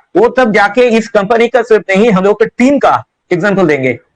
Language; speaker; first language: Hindi; non-native, local second language; Bangla